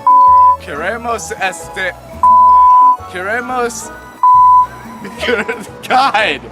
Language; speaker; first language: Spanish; non-native, learner; English